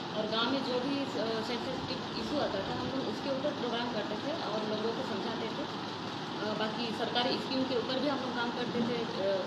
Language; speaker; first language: Hindi; non-native, local second language; Santali